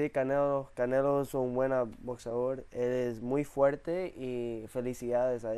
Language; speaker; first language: Spanish; early bilingual, heritage; English